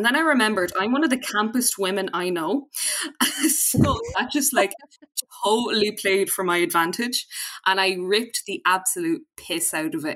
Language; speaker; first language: English; native; English